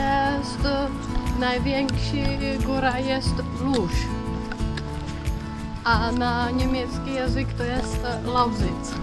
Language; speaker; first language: Polish; non-native, learner; Czech